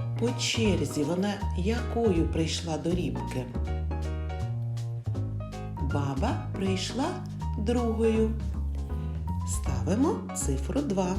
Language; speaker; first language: Ukrainian; native; Ukrainian